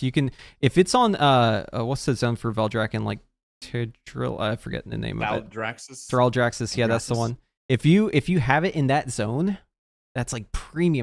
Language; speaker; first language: English; native; English